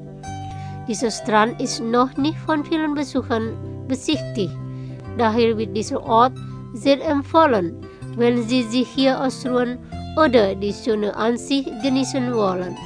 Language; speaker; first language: German; non-native, fluent; Indonesian